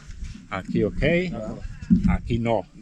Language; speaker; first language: Spanish; non-native, learner; Italian